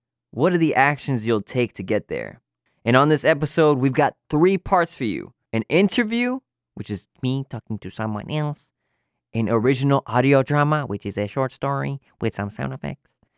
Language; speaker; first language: English; early bilingual, other home language; Spanish